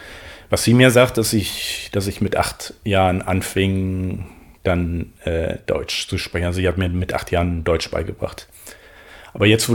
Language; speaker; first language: German; non-native, fluent; Spanish